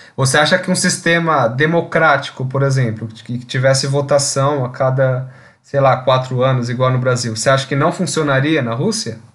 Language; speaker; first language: Portuguese; native; Portuguese